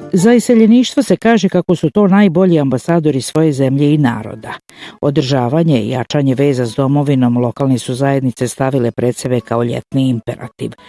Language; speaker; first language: Bosnian; native; Bosnian